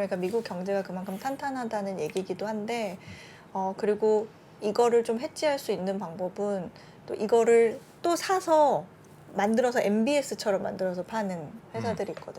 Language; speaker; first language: Korean; native; Korean